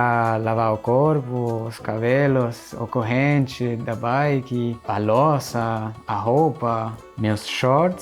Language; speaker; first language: Portuguese; non-native, fluent; German